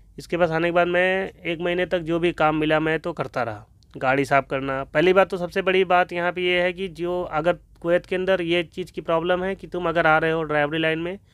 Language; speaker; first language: Hindi; native; Hindi